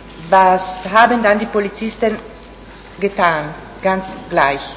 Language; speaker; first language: German; non-native, learner; Italian